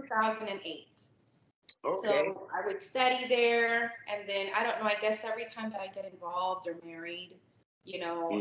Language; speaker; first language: English; native; English